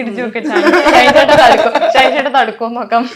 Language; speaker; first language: Malayalam; native; Malayalam